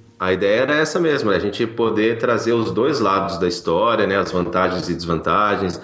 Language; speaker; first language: Portuguese; native; Portuguese